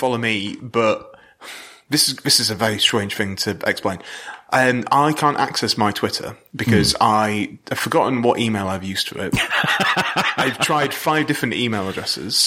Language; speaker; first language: English; native; English